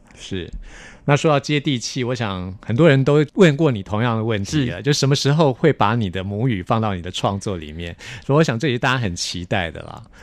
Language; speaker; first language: Chinese; native; Chinese